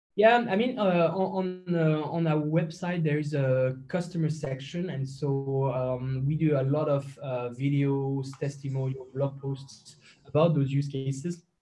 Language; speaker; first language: English; non-native, fluent; French